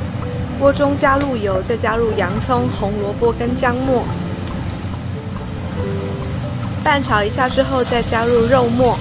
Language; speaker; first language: Chinese; native; Chinese